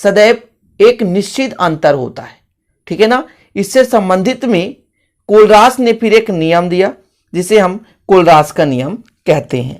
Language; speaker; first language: Hindi; native; Hindi